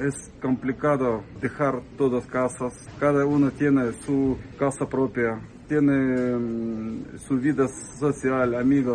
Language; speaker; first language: Spanish; non-native, learner; Ukrainian